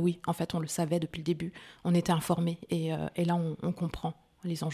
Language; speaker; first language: French; early bilingual, other home language; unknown